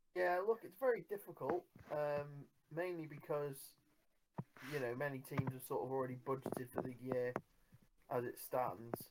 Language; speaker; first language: English; native; English